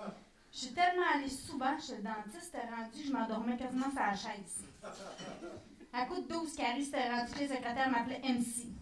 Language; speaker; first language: French; native; French